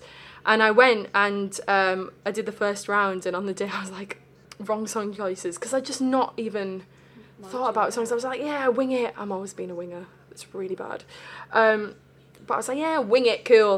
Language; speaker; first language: English; native; English